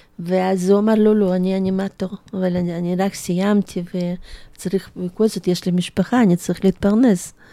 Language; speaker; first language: Hebrew; non-native, fluent; Russian